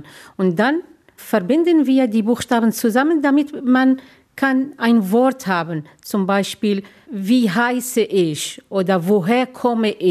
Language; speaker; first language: German; non-native, learner; Arabic